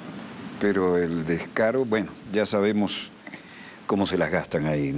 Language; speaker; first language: Spanish; native; Spanish